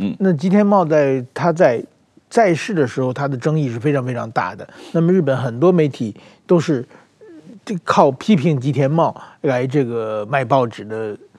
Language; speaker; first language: Chinese; non-native, fluent; Japanese